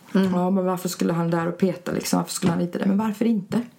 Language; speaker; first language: Swedish; early bilingual, other home language; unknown